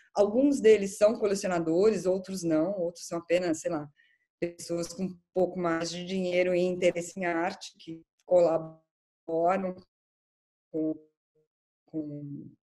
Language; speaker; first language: Portuguese; native; Portuguese